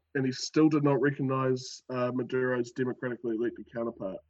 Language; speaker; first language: English; native; English